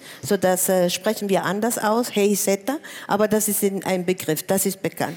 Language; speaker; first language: German; non-native, fluent; Spanish